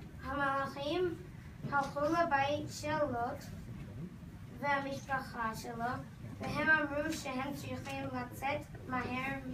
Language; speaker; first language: Hebrew; non-native, learner; English